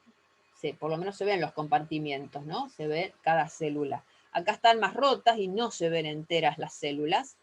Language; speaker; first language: Spanish; native; Spanish